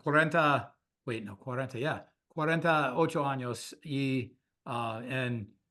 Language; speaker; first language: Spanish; non-native, learner; English